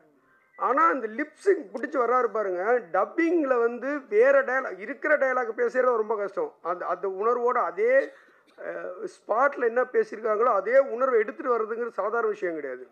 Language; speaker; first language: Tamil; native; Tamil